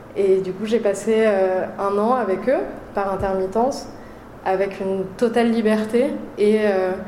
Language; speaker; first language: French; native; French